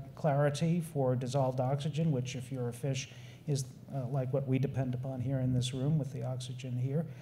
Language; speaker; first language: English; native; English